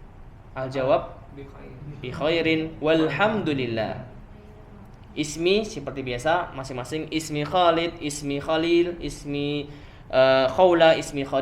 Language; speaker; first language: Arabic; non-native, fluent; Indonesian